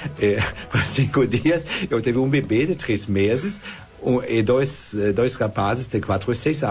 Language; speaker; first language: Portuguese; non-native, fluent; German